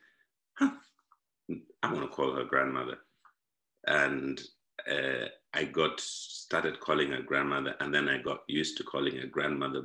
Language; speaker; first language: English; non-native, local second language; Shona